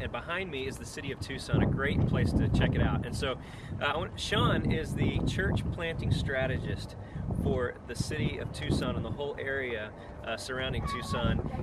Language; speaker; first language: English; native; English